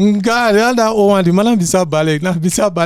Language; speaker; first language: Indonesian; non-native, fluent; English